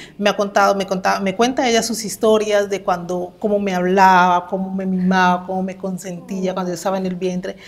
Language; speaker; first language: Spanish; native; Spanish